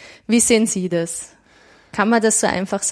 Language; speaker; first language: German; native; German